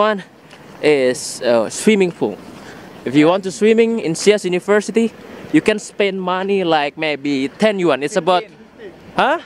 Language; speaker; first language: English; non-native, learner; Indonesian